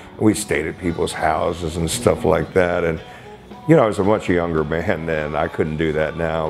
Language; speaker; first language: English; native; English